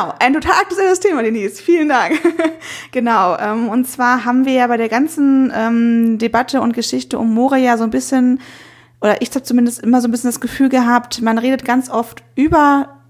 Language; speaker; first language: German; native; German